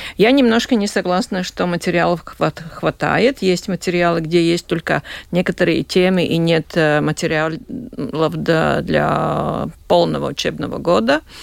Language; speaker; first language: Russian; non-native, local second language; Latvian